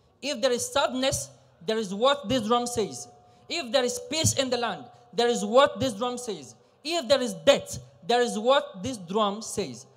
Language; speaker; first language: English; non-native, local second language; Yoruba